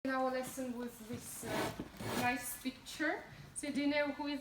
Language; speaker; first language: English; non-native, fluent; Ukrainian